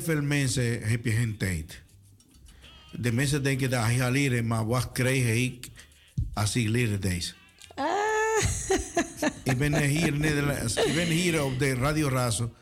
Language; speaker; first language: Dutch; non-native, learner; Spanish